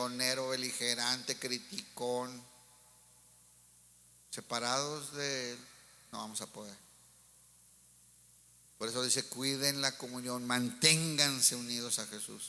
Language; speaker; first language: Spanish; native; Spanish